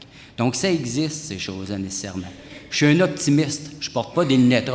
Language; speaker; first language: French; native; French